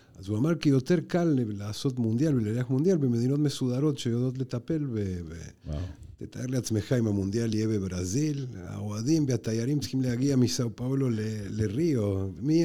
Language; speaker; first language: Hebrew; non-native, fluent; Spanish